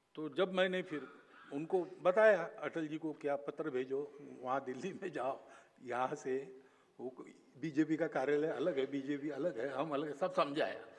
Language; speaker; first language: Hindi; non-native, local second language; Marathi